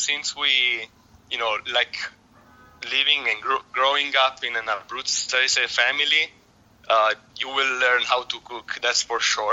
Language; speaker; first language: English; non-native, fluent; Italian